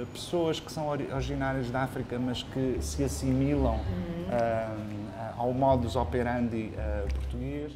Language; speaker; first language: Portuguese; native; Portuguese